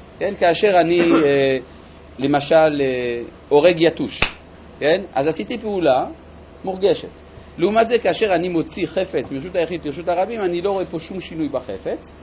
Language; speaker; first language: Hebrew; non-native, fluent; French